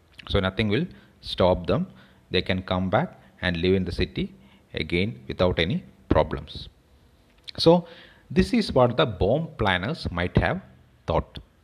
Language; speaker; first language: English; non-native, local second language; Malayalam